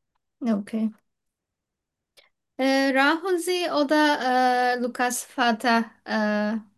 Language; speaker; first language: German; non-native, learner; Turkish